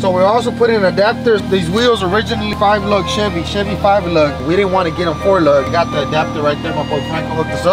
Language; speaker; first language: English; early bilingual, other home language; Spanish